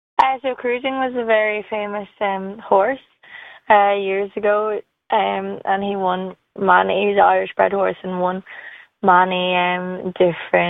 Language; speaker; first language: English; native; English